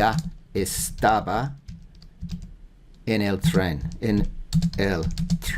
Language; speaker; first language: Spanish; non-native, learner; English